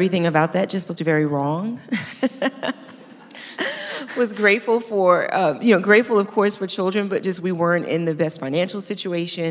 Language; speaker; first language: English; native; English